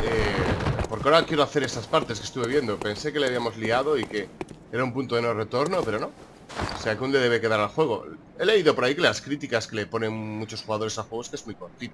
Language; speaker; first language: Spanish; native; Spanish